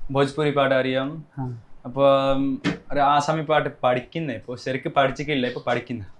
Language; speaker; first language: Malayalam; non-native, local second language; Bangla